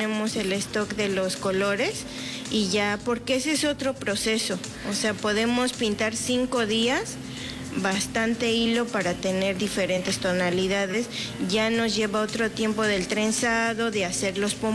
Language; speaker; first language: Spanish; non-native, local second language; Zapotec